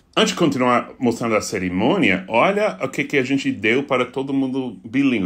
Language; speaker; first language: Portuguese; non-native, fluent; English